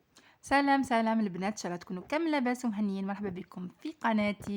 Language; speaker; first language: Arabic; native; Arabic